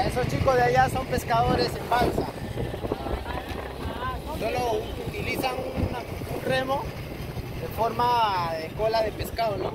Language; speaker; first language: Spanish; native; Spanish